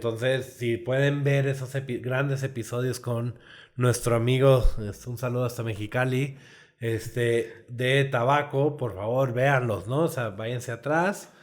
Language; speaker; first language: Spanish; native; Spanish